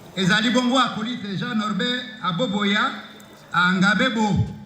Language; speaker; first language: Lingala; native; Lingala